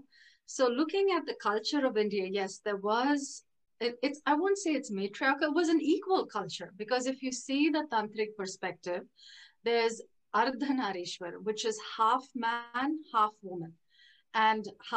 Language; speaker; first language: English; non-native, local second language; Tamil